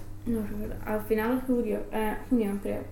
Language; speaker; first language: Spanish; non-native, learner; English